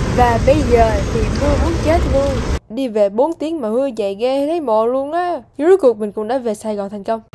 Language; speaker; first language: Vietnamese; early bilingual, heritage; Vietnamese